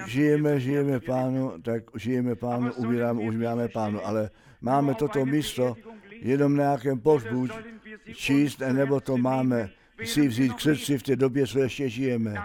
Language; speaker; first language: Czech; non-native, fluent; German